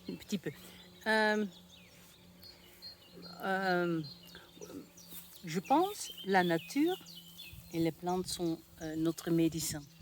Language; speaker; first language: French; non-native, learner; Dutch